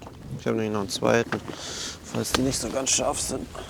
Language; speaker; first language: German; native; German